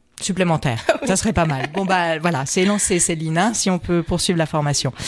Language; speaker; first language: French; native; French